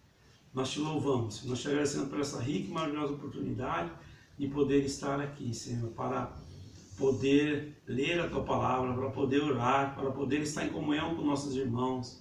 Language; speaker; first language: Portuguese; native; Portuguese